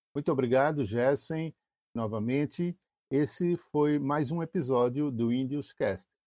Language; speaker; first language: Portuguese; native; Portuguese